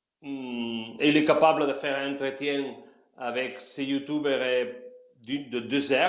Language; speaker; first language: French; non-native, learner; Spanish